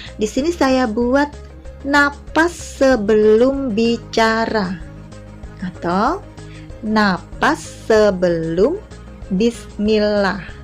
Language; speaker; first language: Indonesian; non-native, local second language; Javanese